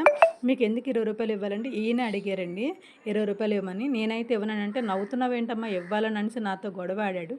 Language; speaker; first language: Telugu; native; Telugu